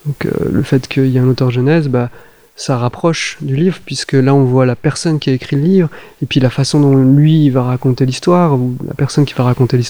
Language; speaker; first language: French; native; French